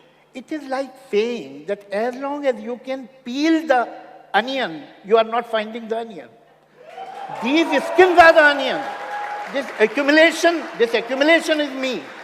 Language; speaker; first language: English; non-native, local second language; Hindi